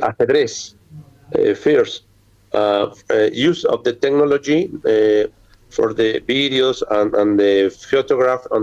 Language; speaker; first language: English; non-native, learner; Spanish